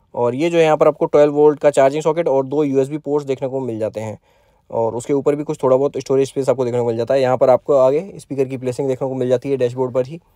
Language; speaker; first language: Hindi; native; Hindi